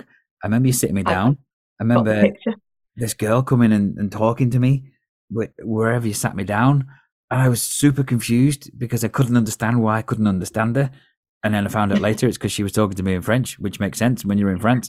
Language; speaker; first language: English; native; English